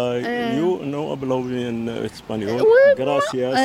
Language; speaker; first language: Spanish; non-native, learner; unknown